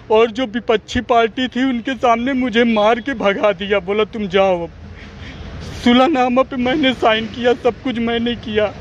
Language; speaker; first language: Hindi; native; Hindi